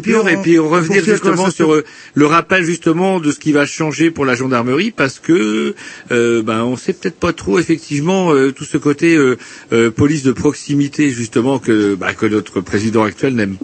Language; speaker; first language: French; native; French